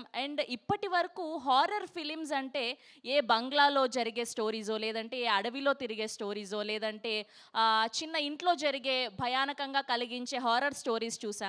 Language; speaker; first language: Telugu; native; Telugu